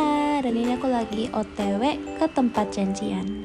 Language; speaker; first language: Indonesian; non-native, fluent; Japanese